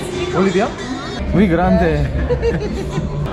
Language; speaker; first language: Spanish; non-native, learner; Korean